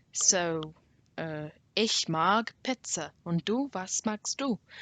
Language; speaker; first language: German; non-native, learner; English